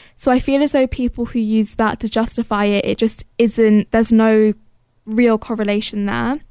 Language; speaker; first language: English; early bilingual, other home language; Arabic